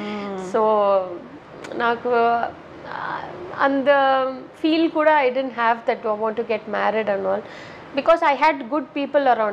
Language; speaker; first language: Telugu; non-native, local second language; Tamil